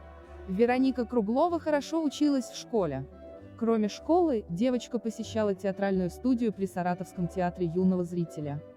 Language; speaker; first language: Russian; native; Russian